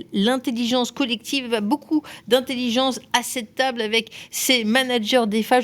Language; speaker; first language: French; native; French